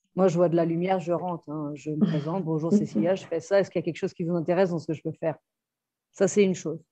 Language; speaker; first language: French; native; French